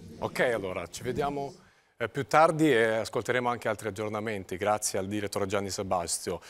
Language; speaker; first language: Italian; native; Italian